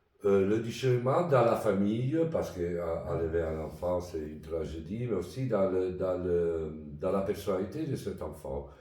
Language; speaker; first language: French; non-native, fluent; Italian